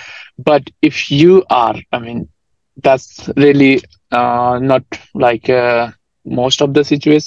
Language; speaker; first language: English; non-native, local second language; Nepali